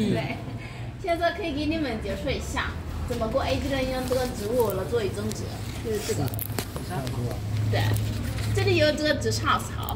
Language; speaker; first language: Chinese; non-native, learner; Arabic